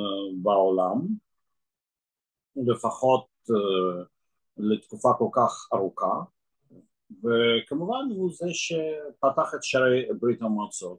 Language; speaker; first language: Hebrew; non-native, fluent; Russian